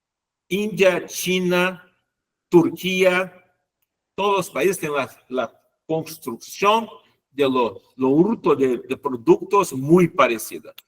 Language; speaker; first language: Spanish; non-native, learner; Portuguese